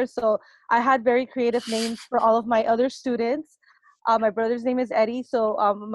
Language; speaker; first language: English; early bilingual, other home language; Spanish